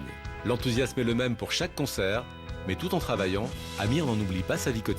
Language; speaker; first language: French; native; French